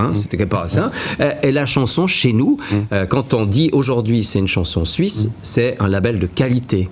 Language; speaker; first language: French; native; French